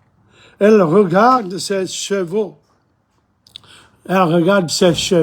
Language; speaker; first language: French; non-native, fluent; English